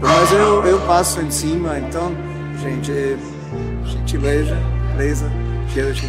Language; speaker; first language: Portuguese; non-native, fluent; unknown